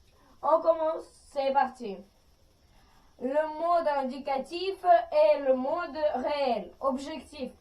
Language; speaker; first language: French; non-native, fluent; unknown